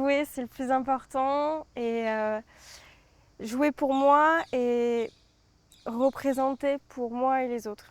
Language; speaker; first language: French; native; French